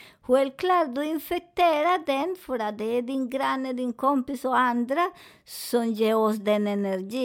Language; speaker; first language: Swedish; non-native, fluent; Spanish